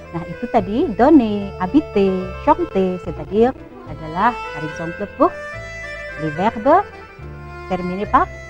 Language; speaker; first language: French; non-native, fluent; Indonesian